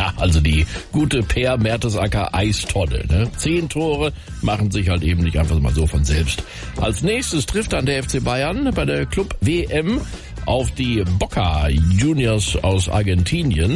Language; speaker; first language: German; native; German